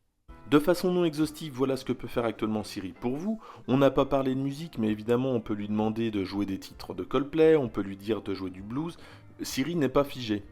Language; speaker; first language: French; native; French